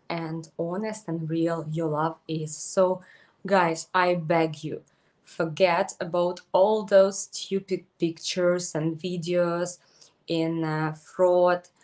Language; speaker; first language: English; non-native, fluent; Ukrainian